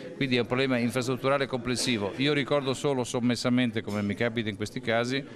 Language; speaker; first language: Italian; native; Italian